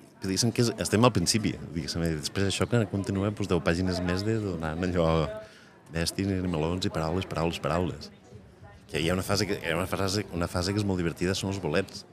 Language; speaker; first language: Catalan; native; Catalan